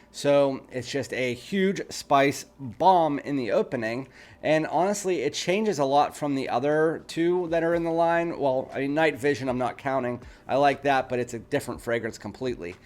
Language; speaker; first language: English; native; English